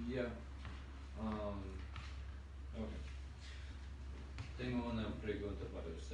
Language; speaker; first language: Spanish; non-native, learner; English